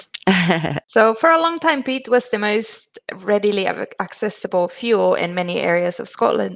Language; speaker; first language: English; non-native, fluent; Finnish